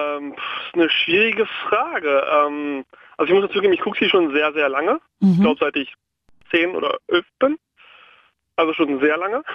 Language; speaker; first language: German; native; German